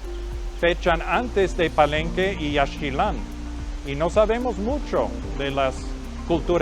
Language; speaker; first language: Spanish; non-native, fluent; English